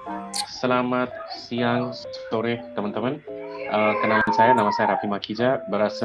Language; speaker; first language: Indonesian; non-native, fluent; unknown